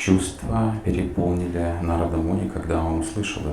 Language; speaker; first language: Russian; native; Russian